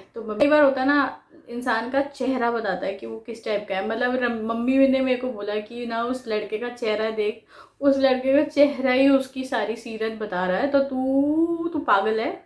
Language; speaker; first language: Hindi; non-native, local second language; Bangla